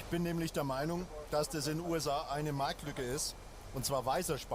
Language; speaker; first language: German; native; German